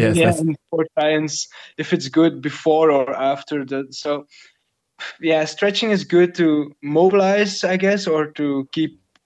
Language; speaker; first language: English; non-native, fluent; Dutch